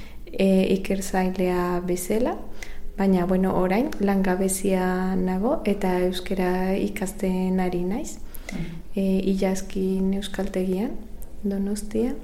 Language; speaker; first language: Basque; non-native, learner; Spanish